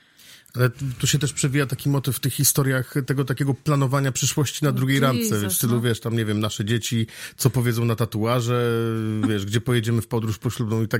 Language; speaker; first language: Polish; native; Polish